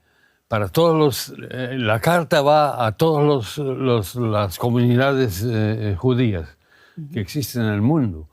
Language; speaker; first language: Spanish; non-native, fluent; German